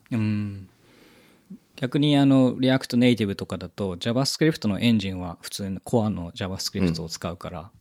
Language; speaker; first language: Japanese; native; Japanese